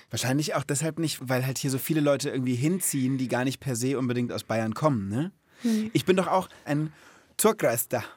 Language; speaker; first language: German; native; German